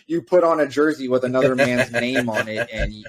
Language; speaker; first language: English; native; English